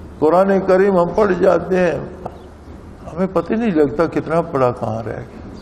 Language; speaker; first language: Urdu; non-native, local second language; Punjabi